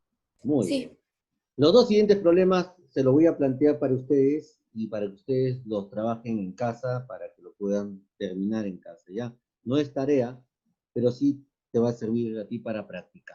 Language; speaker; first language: Spanish; native; Spanish